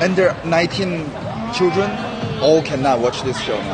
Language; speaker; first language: English; non-native, learner; Korean